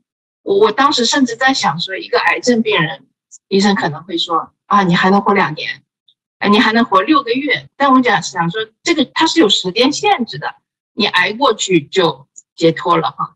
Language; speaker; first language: Chinese; native; Chinese